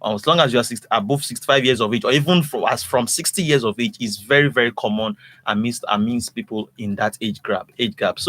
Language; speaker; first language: English; non-native, local second language; Yoruba